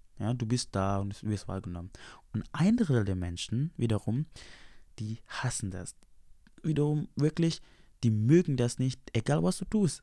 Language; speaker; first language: German; non-native, fluent; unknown